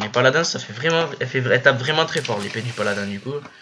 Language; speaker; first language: French; native; French